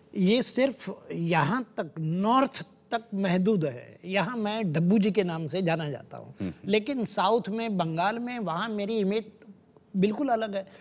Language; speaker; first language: Hindi; non-native, local second language; Gujarati